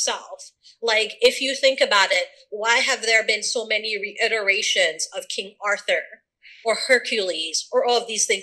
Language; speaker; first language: English; early bilingual, other home language; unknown